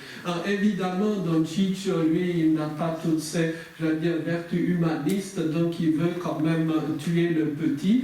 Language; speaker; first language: French; native; French